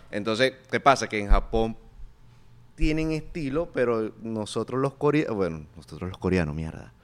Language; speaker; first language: Spanish; native; Spanish